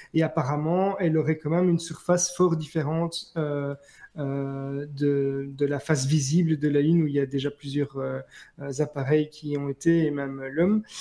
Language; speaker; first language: French; native; French